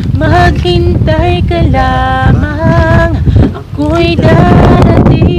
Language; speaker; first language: Filipino; non-native, local second language; Cebuano